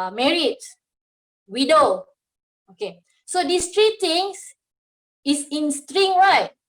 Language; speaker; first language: English; non-native, local second language; Malay